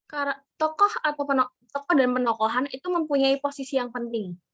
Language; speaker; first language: Indonesian; native; Indonesian